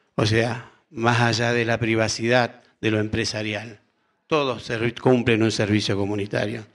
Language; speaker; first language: Spanish; native; Spanish